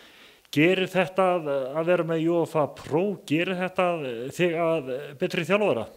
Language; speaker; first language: Icelandic; native; Icelandic